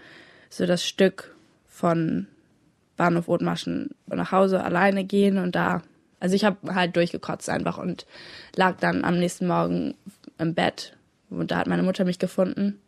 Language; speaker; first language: German; native; German